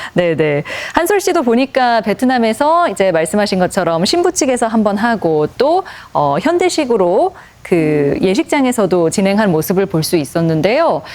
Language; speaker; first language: Korean; native; Korean